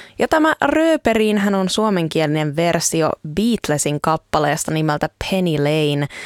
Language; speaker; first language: Finnish; native; Finnish